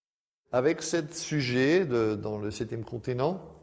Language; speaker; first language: French; non-native, fluent; German